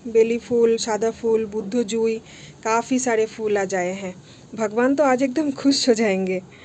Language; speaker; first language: Hindi; non-native, local second language; Bangla